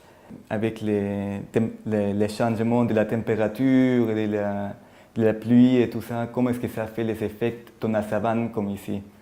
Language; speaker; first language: French; non-native, fluent; German